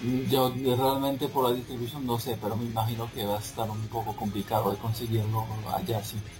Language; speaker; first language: Spanish; non-native, fluent; French